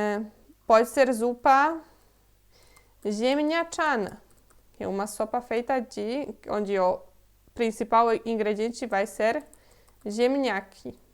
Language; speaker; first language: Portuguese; non-native, fluent; Polish